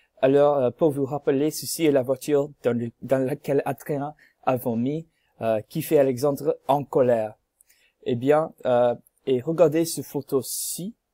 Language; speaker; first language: French; non-native, learner; English